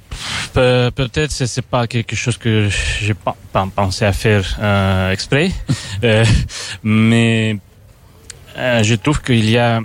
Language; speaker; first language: French; non-native, fluent; Russian